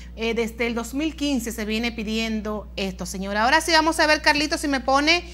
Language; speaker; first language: Spanish; native; Spanish